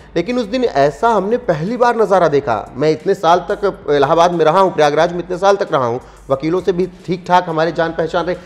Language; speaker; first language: Hindi; native; Hindi